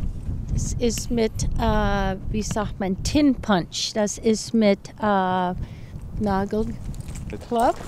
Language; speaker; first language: German; early bilingual, heritage; English